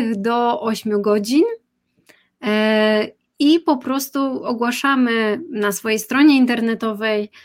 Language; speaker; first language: Polish; native; Polish